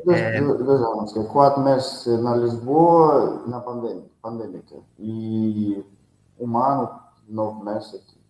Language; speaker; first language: Portuguese; non-native, learner; Russian